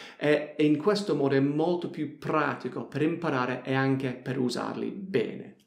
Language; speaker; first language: Italian; non-native, fluent; English